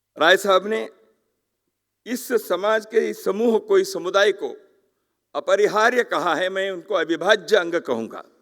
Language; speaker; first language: Hindi; non-native, local second language; Kannada